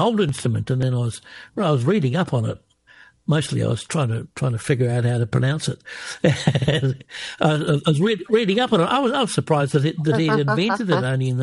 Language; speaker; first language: English; native; English